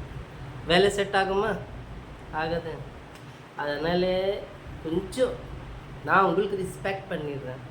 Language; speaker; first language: Tamil; non-native, local second language; Urdu